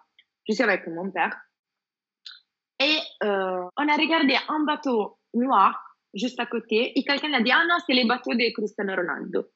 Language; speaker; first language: French; non-native, fluent; Spanish